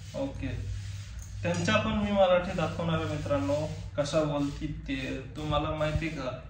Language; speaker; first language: Marathi; non-native, local second language; Hindi